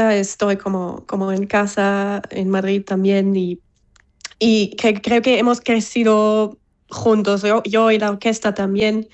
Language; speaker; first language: Spanish; non-native, fluent; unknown